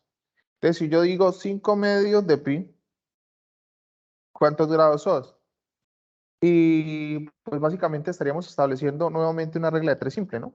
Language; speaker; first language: Spanish; native; Spanish